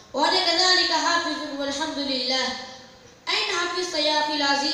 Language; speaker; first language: Arabic; non-native, learner; Urdu